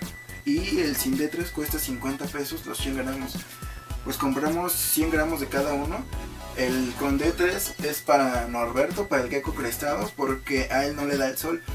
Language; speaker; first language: Spanish; native; Spanish